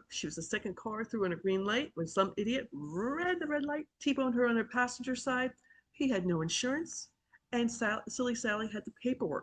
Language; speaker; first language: English; native; English